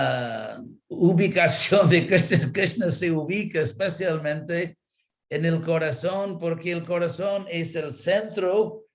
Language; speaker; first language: Spanish; non-native, fluent; English